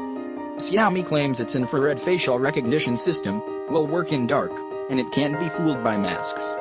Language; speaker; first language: English; non-native, local second language; Odia